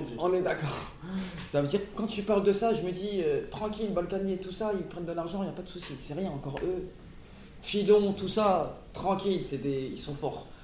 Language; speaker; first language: French; native; French